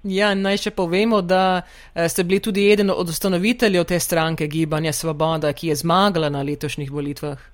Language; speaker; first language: Slovenian; early bilingual, heritage; Slovenian